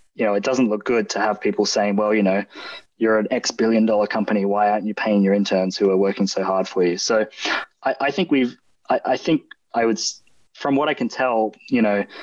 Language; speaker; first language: English; native; English